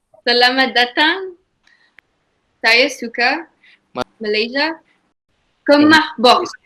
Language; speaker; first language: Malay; non-native, learner; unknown